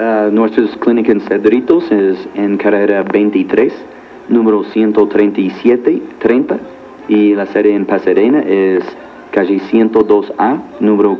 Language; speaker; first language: Spanish; non-native, learner; English